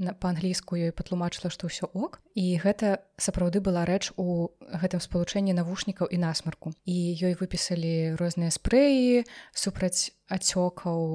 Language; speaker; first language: Belarusian; non-native, local second language; Russian